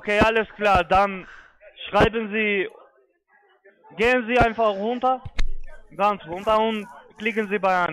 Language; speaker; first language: German; non-native, fluent; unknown